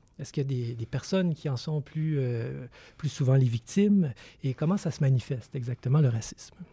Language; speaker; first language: French; native; French